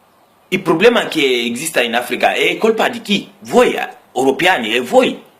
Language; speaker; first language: Italian; non-native, learner; Bambara